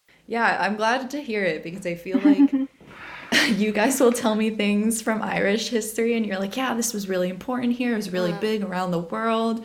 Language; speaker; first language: English; native; English